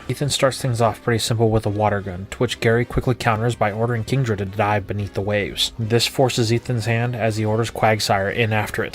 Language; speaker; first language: English; native; English